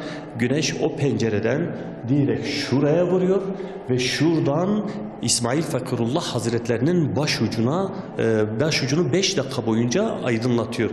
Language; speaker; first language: Turkish; native; Turkish